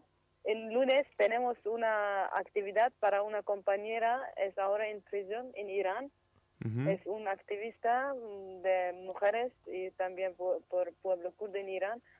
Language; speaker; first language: Spanish; non-native, learner; Kurdish